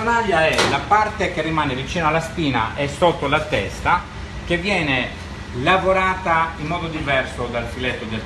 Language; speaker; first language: Italian; native; Italian